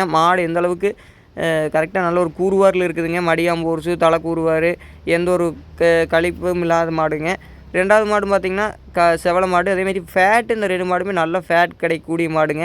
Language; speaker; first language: Tamil; native; Tamil